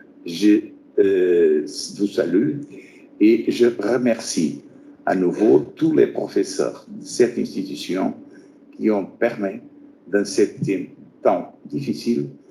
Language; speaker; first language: French; non-native, fluent; Portuguese